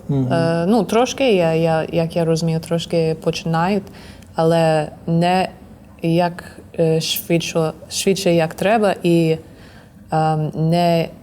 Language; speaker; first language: Ukrainian; non-native, learner; English